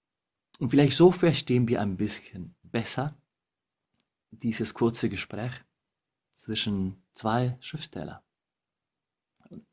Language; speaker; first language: German; non-native, fluent; Spanish